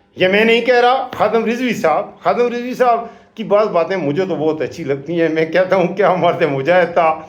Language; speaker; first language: Urdu; non-native, local second language; Pashto